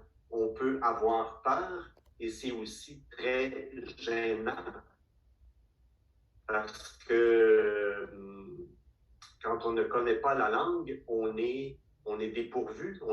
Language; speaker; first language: French; native; French